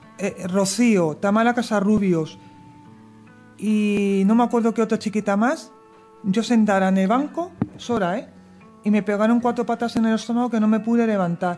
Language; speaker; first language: Spanish; native; Spanish